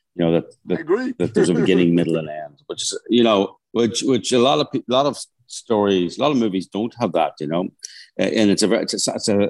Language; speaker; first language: English; native; English